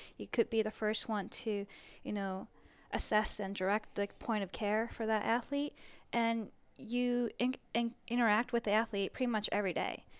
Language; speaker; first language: English; early bilingual, other home language; Japanese